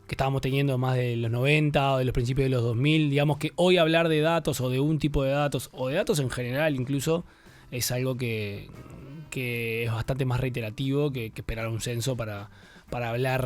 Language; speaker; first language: Spanish; native; Spanish